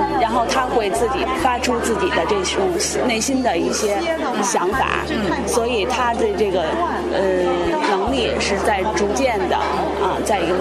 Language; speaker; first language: Chinese; native; Chinese